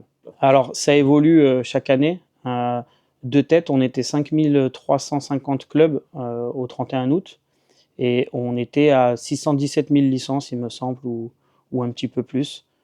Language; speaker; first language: French; native; French